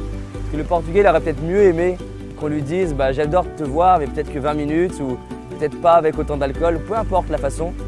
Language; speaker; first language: French; native; French